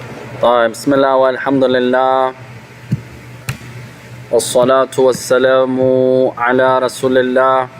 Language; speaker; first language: Arabic; non-native, fluent; English